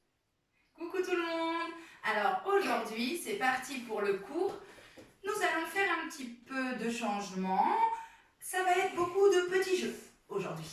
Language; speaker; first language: French; native; French